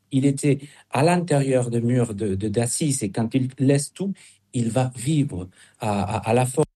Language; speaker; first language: French; non-native, fluent; Spanish